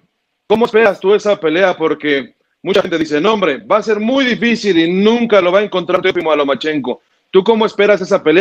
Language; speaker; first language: Spanish; native; Spanish